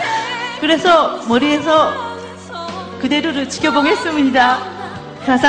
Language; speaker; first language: Korean; non-native, learner; Japanese